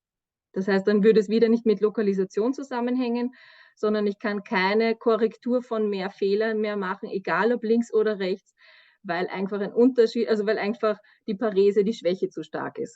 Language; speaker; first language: German; native; German